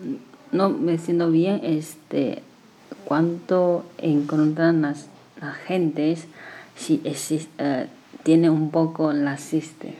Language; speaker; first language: Spanish; non-native, learner; Chinese